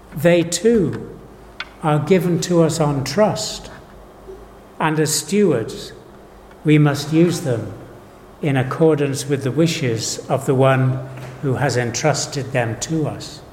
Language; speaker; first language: English; native; English